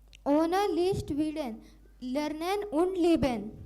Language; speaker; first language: German; non-native, learner; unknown